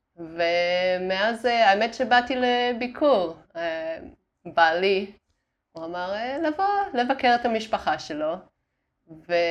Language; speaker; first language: Hebrew; non-native, fluent; Italian